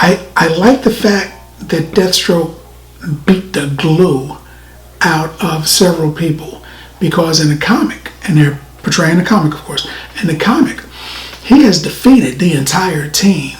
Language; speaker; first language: English; native; English